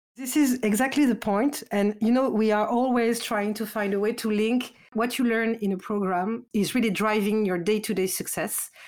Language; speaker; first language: English; non-native, fluent; French